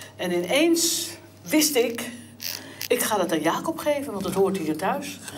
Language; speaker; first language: Dutch; native; Dutch